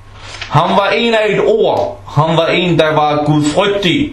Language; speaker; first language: Danish; non-native, fluent; Arabic